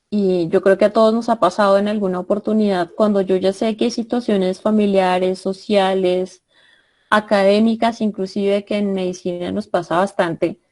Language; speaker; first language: Spanish; native; Spanish